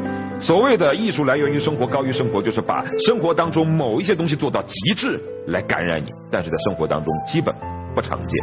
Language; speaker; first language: Chinese; native; Chinese